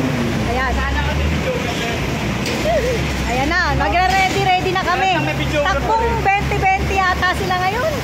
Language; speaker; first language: Filipino; native; Filipino